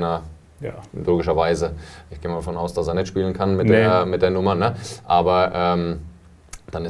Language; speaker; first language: German; native; German